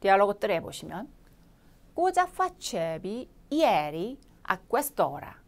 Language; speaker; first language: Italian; non-native, fluent; Korean